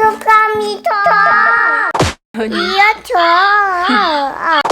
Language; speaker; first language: Korean; early bilingual, heritage; Korean